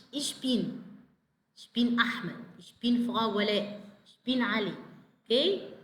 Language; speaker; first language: German; non-native, fluent; Arabic